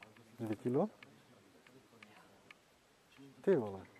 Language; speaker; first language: Czech; non-native, learner; Greek